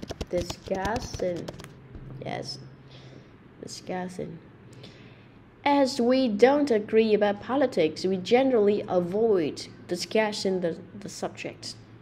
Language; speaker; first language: English; non-native, fluent; Vietnamese